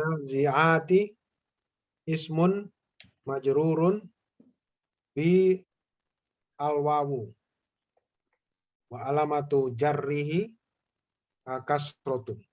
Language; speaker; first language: Arabic; non-native, learner; Indonesian